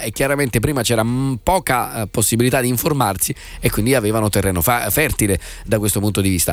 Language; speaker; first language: Italian; native; Italian